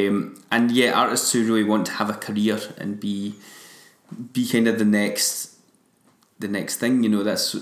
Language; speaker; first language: English; native; English